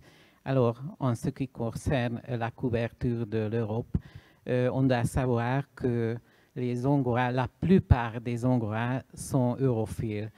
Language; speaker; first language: French; non-native, learner; Hungarian